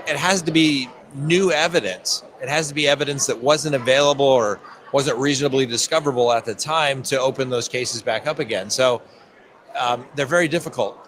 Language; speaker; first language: English; native; English